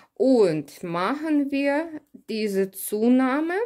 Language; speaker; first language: German; non-native, fluent; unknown